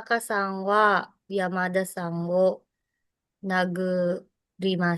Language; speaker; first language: Japanese; non-native, learner; Filipino